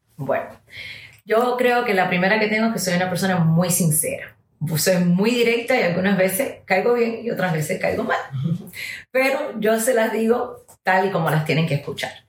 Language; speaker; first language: Spanish; early bilingual, heritage; Spanish